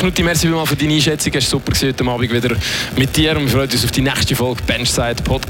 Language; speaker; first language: German; native; German